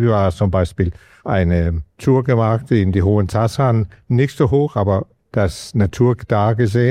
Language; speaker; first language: German; non-native, fluent; Danish